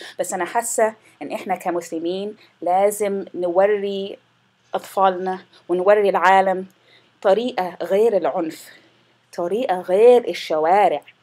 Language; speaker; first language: Arabic; non-native, fluent; English